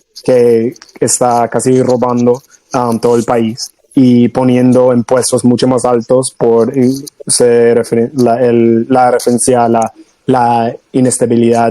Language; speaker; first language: Spanish; non-native, fluent; English